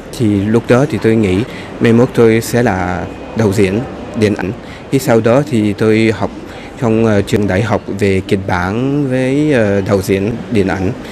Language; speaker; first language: Vietnamese; early bilingual, heritage; Vietnamese